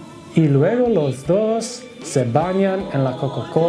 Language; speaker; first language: Spanish; non-native, learner; English